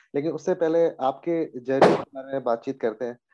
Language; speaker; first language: Hindi; native; Hindi